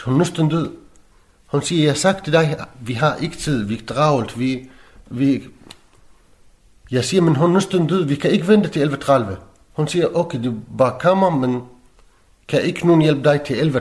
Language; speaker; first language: Danish; non-native, learner; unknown